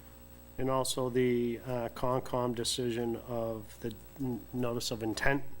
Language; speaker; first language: English; native; English